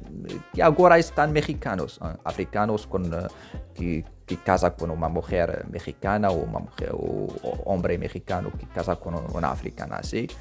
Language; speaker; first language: Spanish; non-native, fluent; Arabic